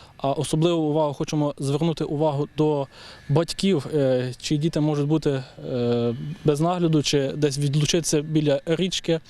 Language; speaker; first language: Ukrainian; native; Ukrainian